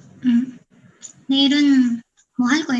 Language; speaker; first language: Korean; non-native, fluent; Filipino